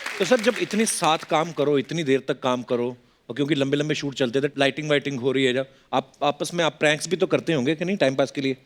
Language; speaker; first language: Hindi; non-native, local second language; Punjabi